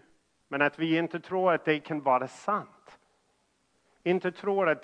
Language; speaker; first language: Swedish; non-native, fluent; English